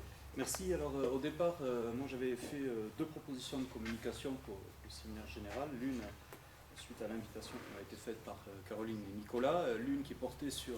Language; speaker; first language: French; native; French